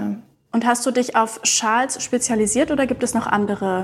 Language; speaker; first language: German; native; German